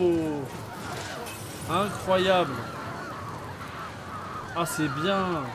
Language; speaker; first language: French; native; French